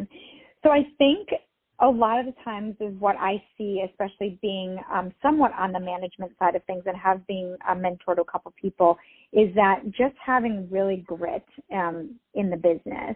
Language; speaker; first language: English; native; English